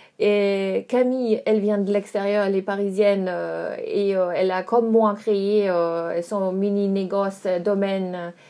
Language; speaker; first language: French; non-native, fluent; German